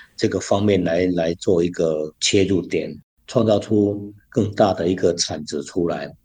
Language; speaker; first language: Chinese; native; Chinese